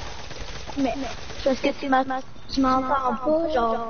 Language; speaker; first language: French; native; French